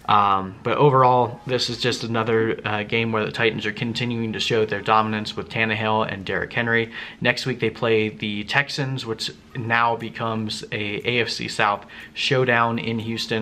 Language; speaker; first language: English; native; English